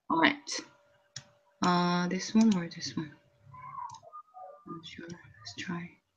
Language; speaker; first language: English; non-native, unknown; Korean